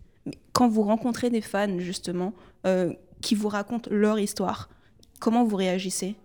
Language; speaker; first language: French; native; French